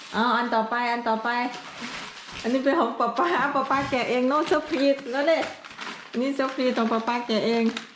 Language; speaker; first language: Thai; native; Thai